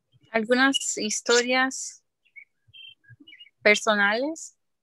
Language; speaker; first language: Spanish; early bilingual, heritage; Spanish